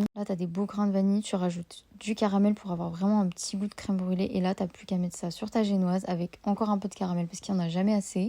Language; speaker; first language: French; native; French